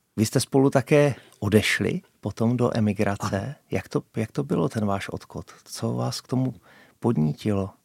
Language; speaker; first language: Czech; native; Czech